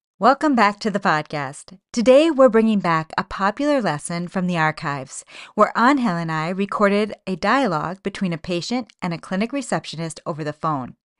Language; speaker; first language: English; native; English